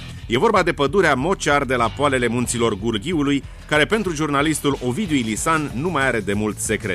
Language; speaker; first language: Romanian; native; Romanian